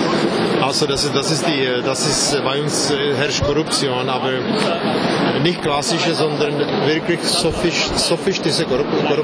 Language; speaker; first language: German; non-native, fluent; Czech